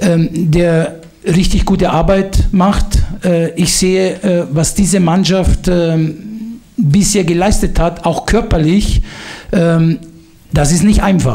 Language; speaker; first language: German; non-native, fluent; Italian